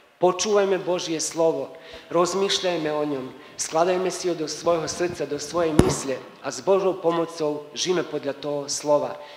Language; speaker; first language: Slovak; native; Slovak